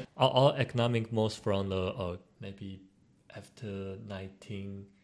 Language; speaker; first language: English; non-native, learner; Chinese